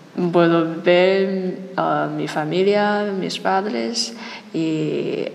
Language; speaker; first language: Spanish; non-native, learner; Chinese